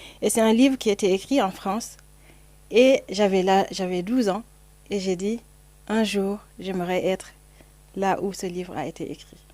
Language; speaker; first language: French; non-native, local second language; Fula